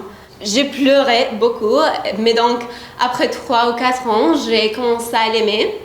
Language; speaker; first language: French; non-native, fluent; Persian